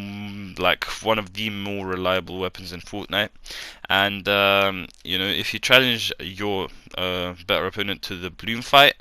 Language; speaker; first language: English; native; English